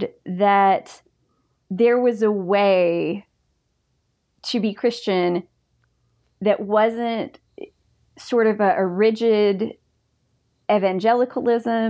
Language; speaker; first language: English; native; English